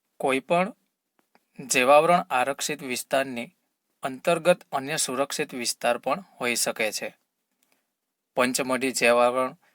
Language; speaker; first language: Gujarati; native; Gujarati